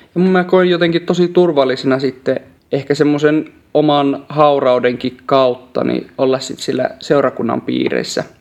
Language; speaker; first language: Finnish; native; Finnish